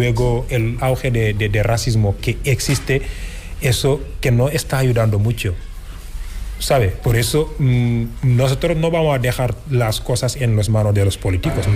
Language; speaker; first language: Spanish; non-native, fluent; Wolof